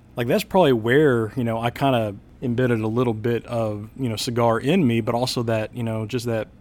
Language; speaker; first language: English; native; English